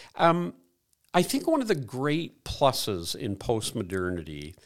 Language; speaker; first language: English; native; English